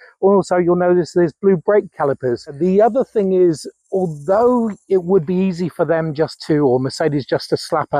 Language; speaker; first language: English; native; English